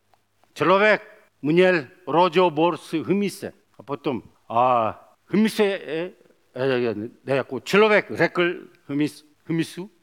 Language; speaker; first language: Czech; non-native, learner; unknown